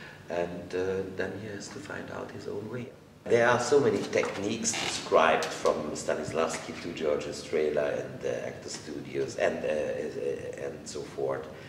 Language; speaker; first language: English; non-native, fluent; German